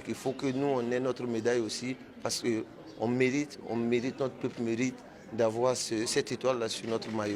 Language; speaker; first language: French; native; French